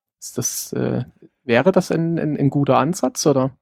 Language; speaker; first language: German; native; German